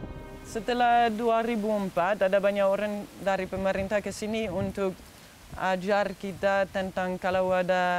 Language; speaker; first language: Indonesian; non-native, fluent; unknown